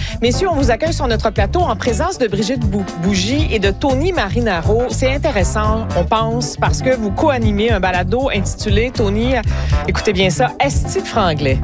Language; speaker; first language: French; native; French